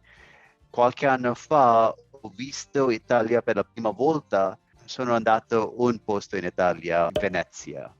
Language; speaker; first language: Italian; non-native, learner; English